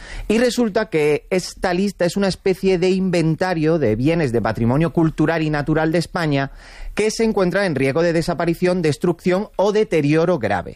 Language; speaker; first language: Spanish; native; Spanish